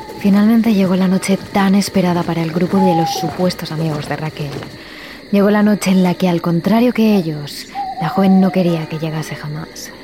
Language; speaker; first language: Spanish; native; Spanish